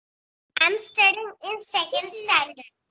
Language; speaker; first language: English; non-native, local second language; Marathi